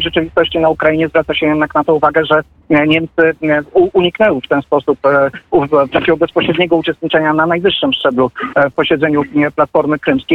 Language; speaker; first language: Polish; native; Polish